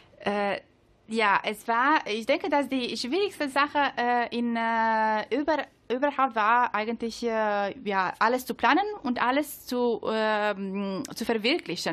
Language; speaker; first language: German; non-native, learner; Italian